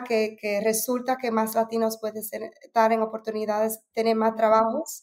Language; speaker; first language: Spanish; early bilingual, heritage; Spanish